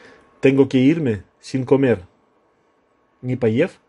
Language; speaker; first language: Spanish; non-native, fluent; Russian